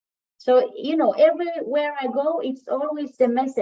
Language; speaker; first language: English; non-native, fluent; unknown